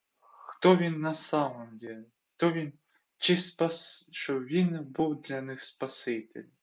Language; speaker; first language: Ukrainian; non-native, local second language; Russian